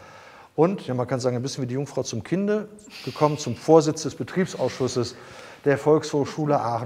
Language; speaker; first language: German; native; German